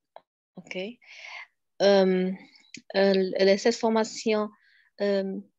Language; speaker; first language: French; non-native, learner; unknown